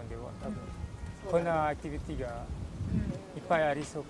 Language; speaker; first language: Japanese; non-native, learner; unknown